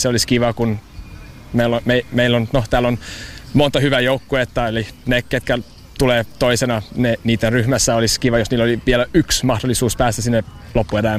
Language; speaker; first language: Finnish; non-native, fluent; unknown